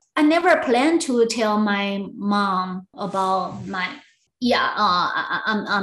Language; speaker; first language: English; non-native, learner; Chinese